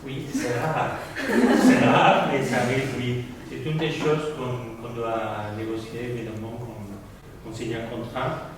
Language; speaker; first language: French; non-native, fluent; Spanish